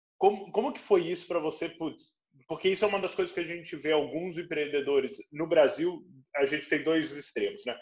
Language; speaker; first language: Portuguese; native; Portuguese